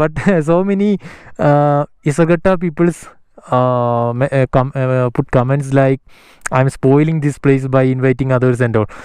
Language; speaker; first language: English; non-native, local second language; Malayalam